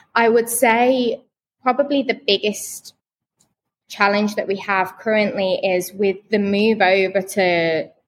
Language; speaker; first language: English; native; English